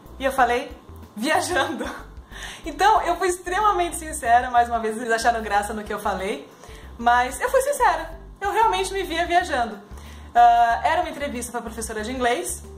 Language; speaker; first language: Portuguese; native; Portuguese